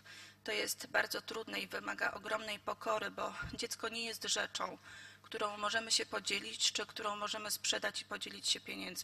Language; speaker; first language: Polish; native; Polish